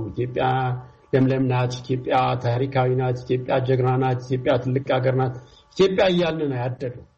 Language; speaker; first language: Amharic; non-native, local second language; Tigrinya